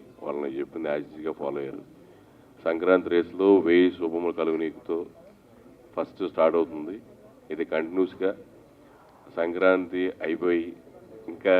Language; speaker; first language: Telugu; native; Telugu